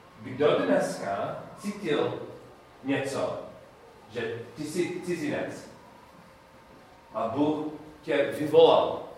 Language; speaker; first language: Czech; non-native, learner; English